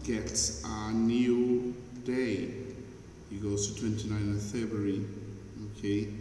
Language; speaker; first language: English; non-native, fluent; Portuguese